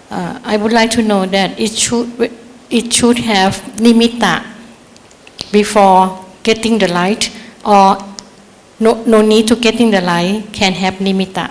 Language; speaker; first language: English; non-native, learner; Thai